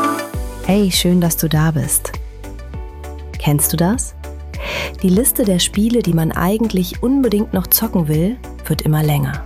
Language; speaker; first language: German; native; German